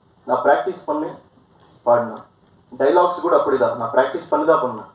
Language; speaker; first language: Tamil; non-native, fluent; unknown